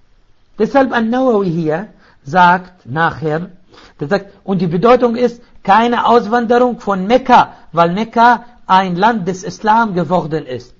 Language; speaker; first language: German; non-native, fluent; Arabic